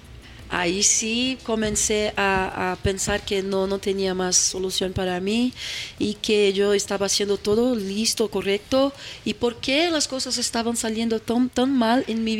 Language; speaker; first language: Spanish; non-native, fluent; Portuguese